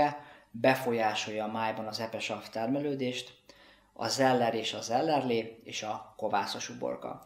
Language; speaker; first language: Hungarian; native; Hungarian